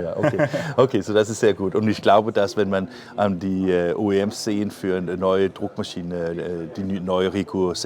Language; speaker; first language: German; non-native, fluent; Danish